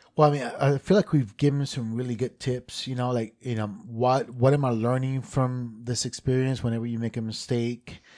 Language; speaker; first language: English; early bilingual, other home language; Spanish